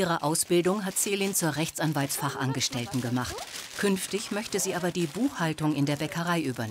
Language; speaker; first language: German; native; German